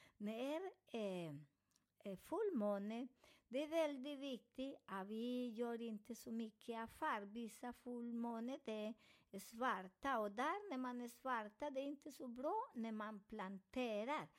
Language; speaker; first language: Swedish; non-native, fluent; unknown